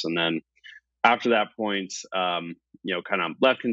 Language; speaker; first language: English; native; English